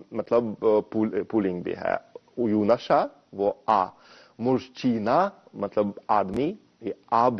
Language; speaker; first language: Hindi; non-native, fluent; Russian